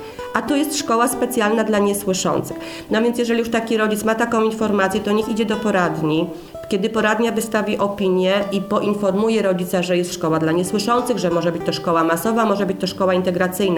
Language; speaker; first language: Polish; native; Polish